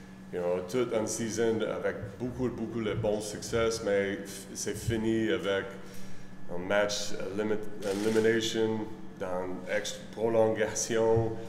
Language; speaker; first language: French; non-native, learner; English